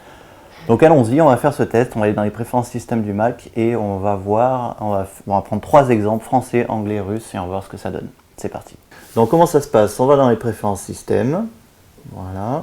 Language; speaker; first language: French; native; French